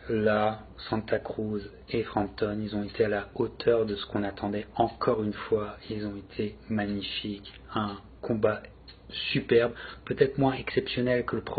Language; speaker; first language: French; native; French